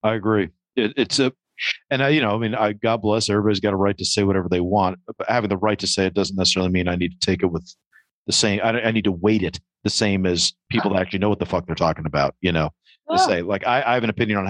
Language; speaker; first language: English; native; English